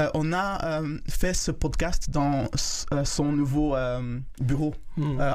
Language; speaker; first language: French; non-native, local second language; Kinyarwanda